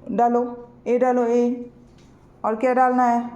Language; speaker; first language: Hindi; non-native, local second language; Bangla